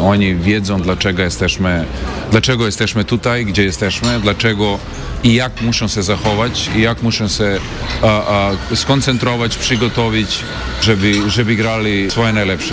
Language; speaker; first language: Polish; non-native, fluent; Serbian